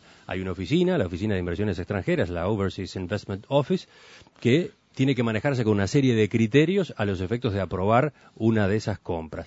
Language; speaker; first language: Spanish; native; Spanish